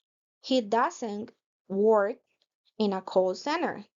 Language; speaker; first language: English; non-native, fluent; Spanish